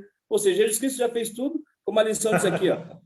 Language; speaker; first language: Portuguese; native; Portuguese